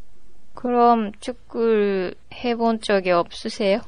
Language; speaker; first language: Korean; non-native, learner; Japanese